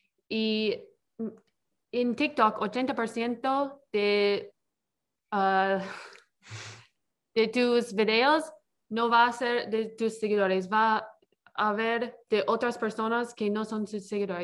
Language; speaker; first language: Spanish; non-native, learner; English